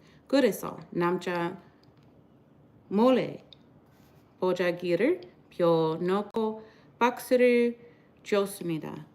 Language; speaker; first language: Korean; non-native, learner; English